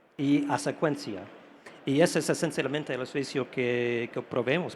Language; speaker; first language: Spanish; non-native, fluent; English